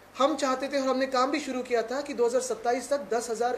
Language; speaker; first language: Hindi; non-native, local second language; Marathi